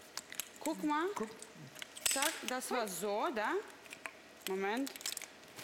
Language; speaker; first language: German; non-native, learner; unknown